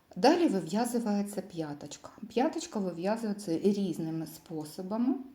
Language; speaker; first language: Ukrainian; non-native, local second language; Russian